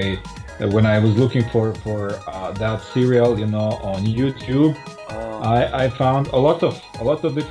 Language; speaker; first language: English; non-native, fluent; Croatian